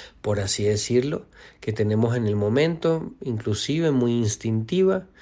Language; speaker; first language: Spanish; native; Spanish